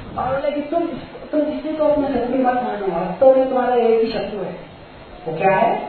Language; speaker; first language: Hindi; non-native, local second language; Marathi